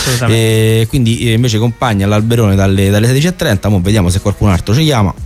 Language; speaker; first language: Italian; native; Italian